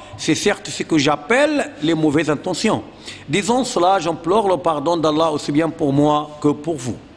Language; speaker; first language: French; non-native, fluent; Arabic